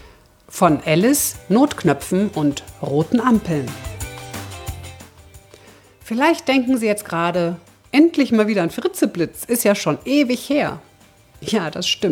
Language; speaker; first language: German; native; German